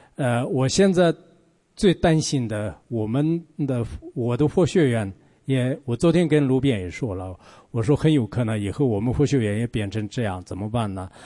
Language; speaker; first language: Chinese; non-native, local second language; Tibetan